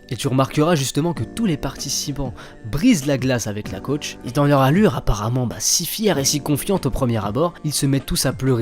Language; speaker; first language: French; native; French